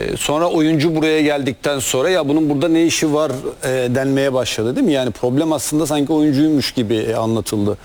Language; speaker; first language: Turkish; native; Turkish